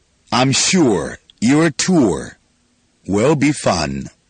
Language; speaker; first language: English; non-native, fluent; Chinese